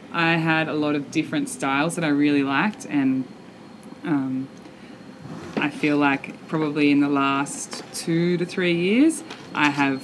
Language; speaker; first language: English; native; English